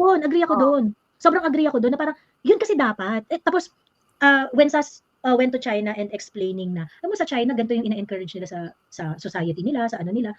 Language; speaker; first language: Filipino; native; Filipino